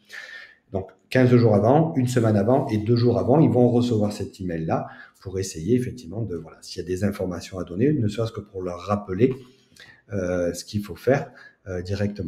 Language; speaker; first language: French; native; French